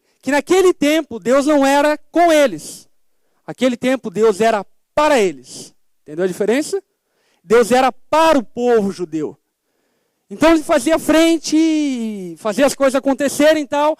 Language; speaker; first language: Portuguese; native; Portuguese